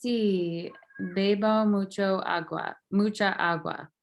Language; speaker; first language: Spanish; non-native, learner; English